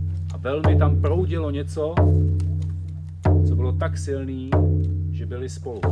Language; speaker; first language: Czech; native; Czech